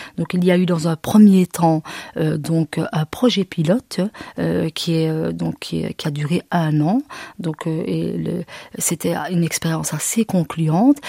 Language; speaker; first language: French; early bilingual, other home language; Arabic